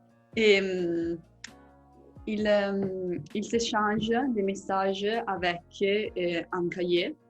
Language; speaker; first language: French; non-native, learner; Italian